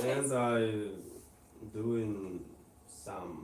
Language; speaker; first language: English; non-native, learner; Russian